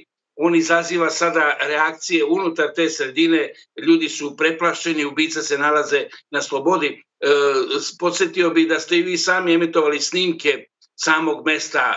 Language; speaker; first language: Serbian; native; Serbian